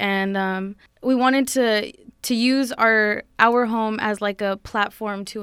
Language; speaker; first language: English; native; English